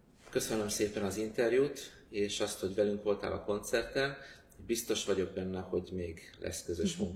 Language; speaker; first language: Hungarian; native; Hungarian